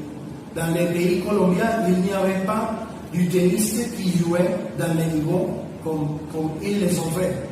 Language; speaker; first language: French; non-native, learner; Spanish